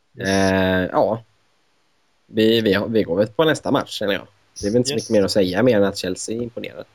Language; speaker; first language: Swedish; native; Swedish